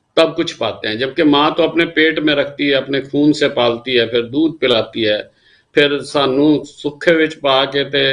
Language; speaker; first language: Hindi; non-native, local second language; Punjabi